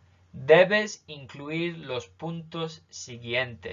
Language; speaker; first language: Spanish; non-native, fluent; English